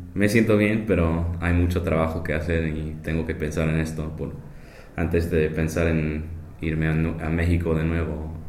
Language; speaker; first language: Spanish; non-native, fluent; English